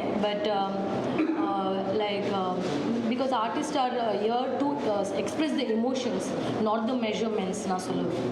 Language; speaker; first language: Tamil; non-native, learner; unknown